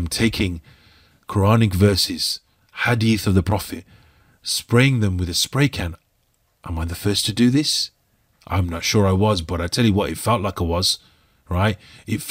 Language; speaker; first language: English; native; English